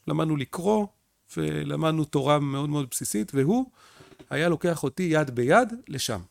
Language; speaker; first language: Hebrew; native; Hebrew